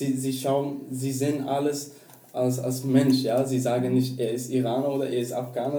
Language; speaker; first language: German; non-native, learner; Persian